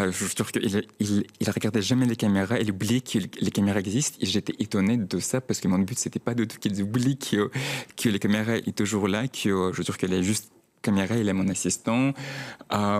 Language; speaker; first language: French; non-native, fluent; Chechen